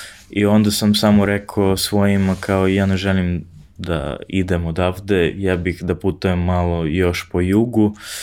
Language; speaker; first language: Serbian; non-native, fluent; English